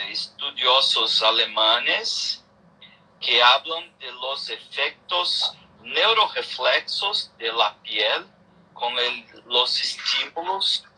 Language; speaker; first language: Spanish; non-native, learner; Portuguese